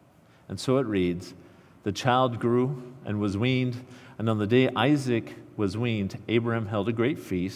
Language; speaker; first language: English; native; English